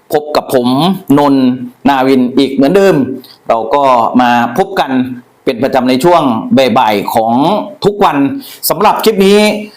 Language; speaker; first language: Thai; native; Thai